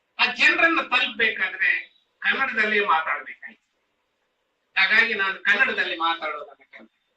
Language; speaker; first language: Kannada; non-native, local second language; Telugu